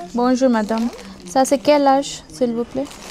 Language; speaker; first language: French; non-native, learner; Telugu